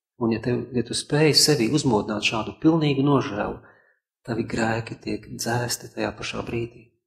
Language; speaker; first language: Latvian; native; Latvian